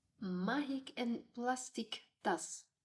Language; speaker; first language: Dutch; non-native, fluent; Ukrainian